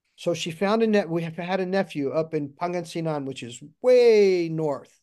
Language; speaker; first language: English; native; English